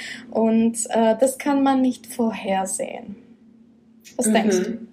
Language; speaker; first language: German; non-native, fluent; Czech